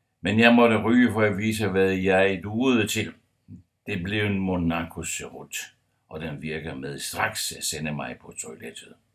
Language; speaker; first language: Danish; non-native, fluent; Italian